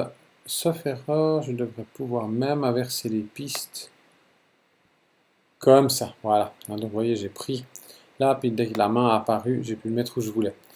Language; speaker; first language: French; native; French